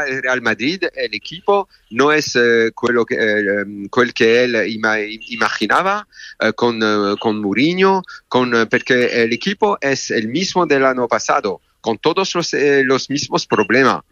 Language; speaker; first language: Spanish; non-native, learner; French